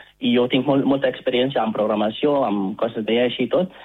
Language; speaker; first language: Catalan; non-native, learner; Arabic